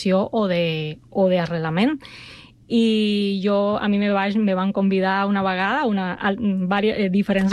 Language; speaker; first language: Catalan; non-native, fluent; Spanish